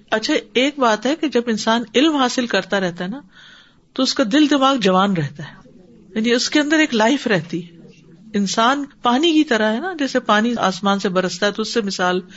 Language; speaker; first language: Urdu; native; Urdu